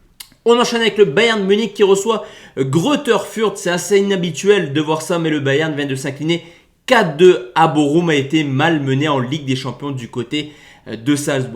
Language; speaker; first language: French; native; French